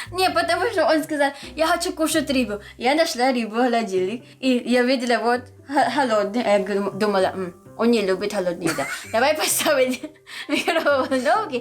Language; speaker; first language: Russian; non-native, learner; Filipino